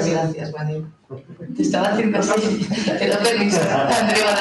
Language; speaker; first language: Spanish; native; Spanish